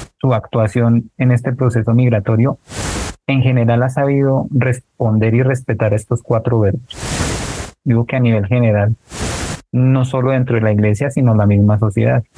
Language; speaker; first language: Spanish; native; Spanish